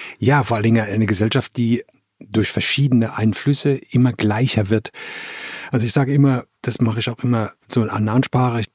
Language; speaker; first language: German; native; German